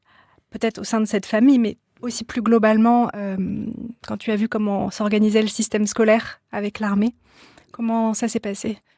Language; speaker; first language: French; native; French